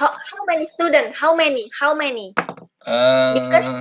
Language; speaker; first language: English; non-native, learner; Indonesian